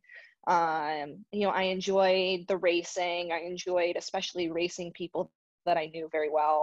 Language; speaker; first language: English; native; English